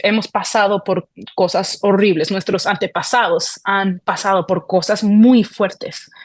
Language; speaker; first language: Spanish; early bilingual, heritage; Spanish